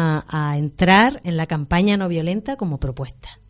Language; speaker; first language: Spanish; native; Spanish